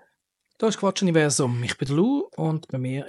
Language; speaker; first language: German; native; German